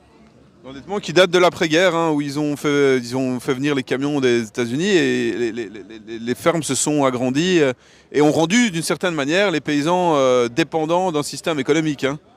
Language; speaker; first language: French; native; French